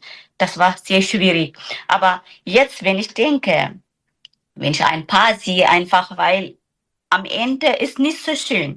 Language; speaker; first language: German; non-native, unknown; Tigrinya